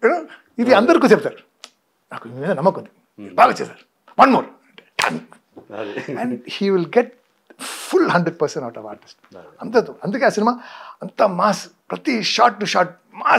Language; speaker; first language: Telugu; non-native, fluent; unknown